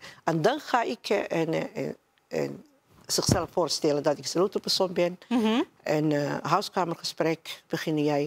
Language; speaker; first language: Dutch; non-native, learner; Somali